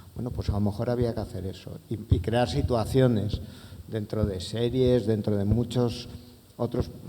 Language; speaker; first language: Spanish; non-native, local second language; Catalan